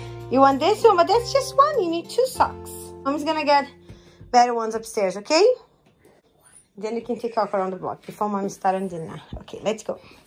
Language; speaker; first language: English; non-native, fluent; Portuguese